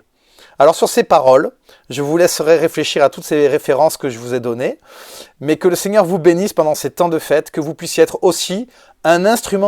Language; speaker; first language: French; native; French